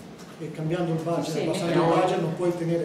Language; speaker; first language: Italian; native; Italian